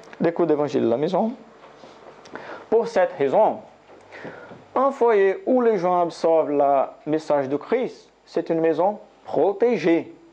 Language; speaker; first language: French; non-native, learner; Portuguese